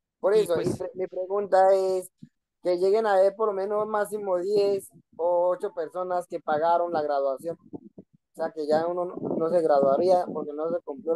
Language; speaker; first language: Spanish; native; Spanish